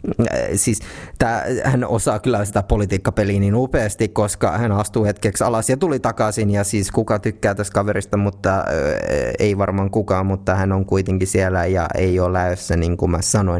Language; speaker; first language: Finnish; native; Finnish